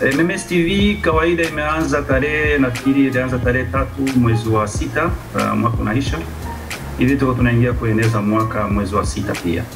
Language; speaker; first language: Swahili; non-native, local second language; Rundi